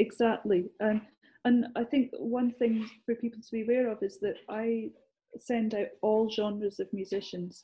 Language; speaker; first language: English; native; English